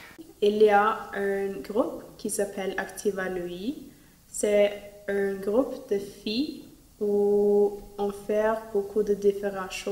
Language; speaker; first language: French; non-native, learner; Norwegian